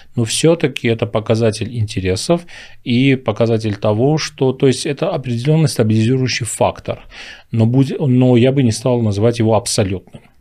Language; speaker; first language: Russian; non-native, local second language; Armenian